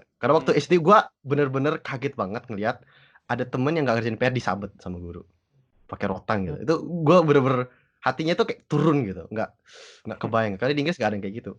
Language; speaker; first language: Indonesian; early bilingual, other home language; English